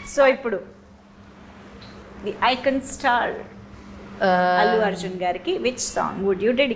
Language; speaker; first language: Telugu; native; Telugu